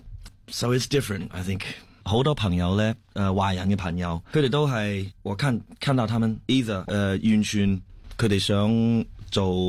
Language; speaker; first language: Cantonese; non-native, fluent; Chinese